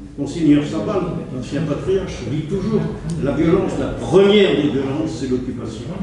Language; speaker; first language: French; native; French